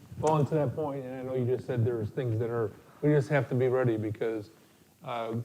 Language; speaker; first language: English; native; English